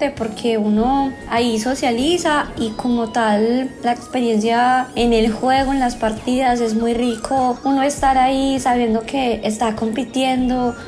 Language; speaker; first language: Spanish; native; Spanish